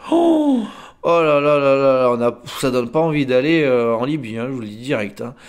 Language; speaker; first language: French; native; French